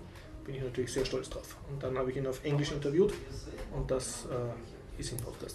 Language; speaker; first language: German; native; German